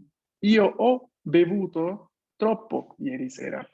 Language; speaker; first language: Italian; non-native, fluent; Spanish